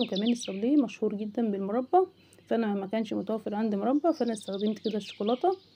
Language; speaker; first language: Arabic; native; Arabic